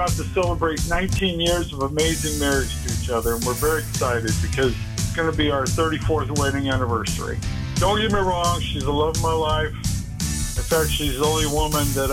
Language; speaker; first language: English; native; English